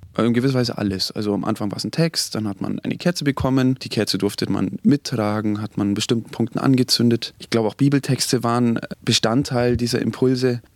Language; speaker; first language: German; native; German